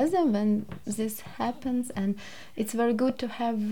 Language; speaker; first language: English; non-native, learner; Ukrainian